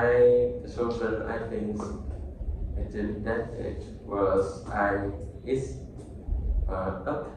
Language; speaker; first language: English; non-native, learner; Vietnamese